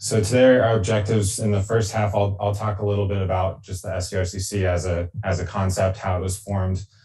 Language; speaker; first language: English; native; English